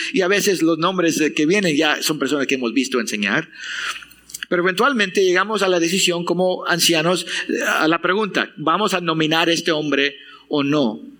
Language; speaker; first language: Spanish; non-native, fluent; English